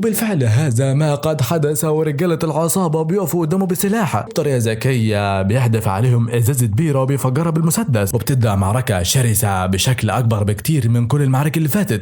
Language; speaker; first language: Arabic; native; Arabic